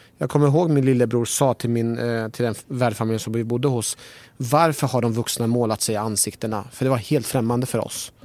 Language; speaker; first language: Swedish; early bilingual, other home language; Persian